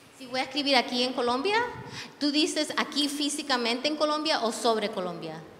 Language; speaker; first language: Spanish; early bilingual, heritage; Spanish